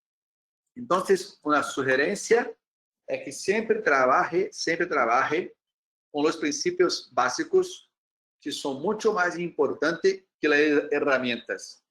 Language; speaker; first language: Spanish; non-native, learner; Portuguese